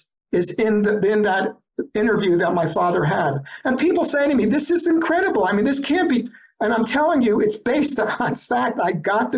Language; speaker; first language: English; early bilingual, other home language; Yiddish